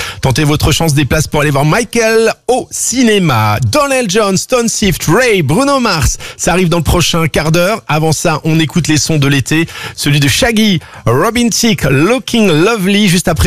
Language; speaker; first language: French; native; French